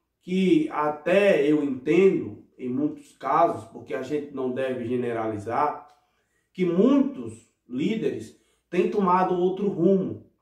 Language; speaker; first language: Portuguese; native; Portuguese